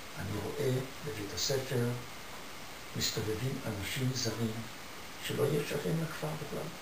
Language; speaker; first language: Hebrew; native; Hebrew